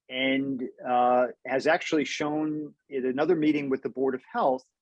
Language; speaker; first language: English; native; English